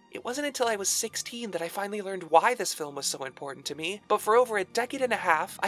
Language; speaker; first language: English; native; English